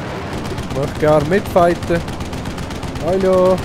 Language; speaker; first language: German; native; German